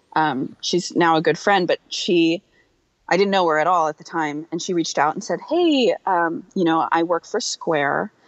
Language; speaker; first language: English; native; English